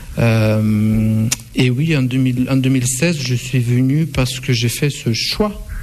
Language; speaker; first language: French; non-native, fluent; Russian